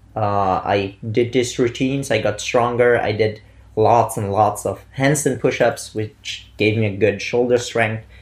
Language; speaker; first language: English; non-native, fluent; Italian